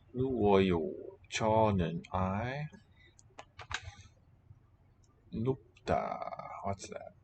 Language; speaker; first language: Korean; non-native, learner; English